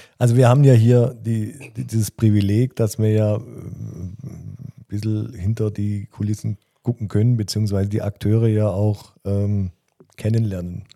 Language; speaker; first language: German; native; German